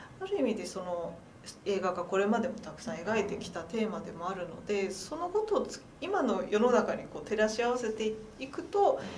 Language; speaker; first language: Japanese; native; Japanese